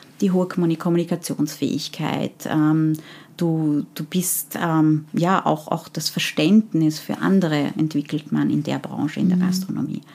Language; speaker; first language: German; early bilingual, other home language; Persian